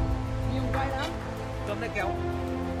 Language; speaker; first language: Vietnamese; native; Vietnamese